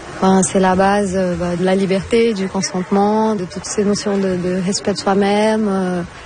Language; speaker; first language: French; non-native, fluent; Portuguese